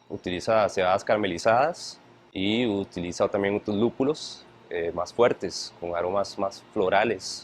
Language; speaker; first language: Spanish; native; Spanish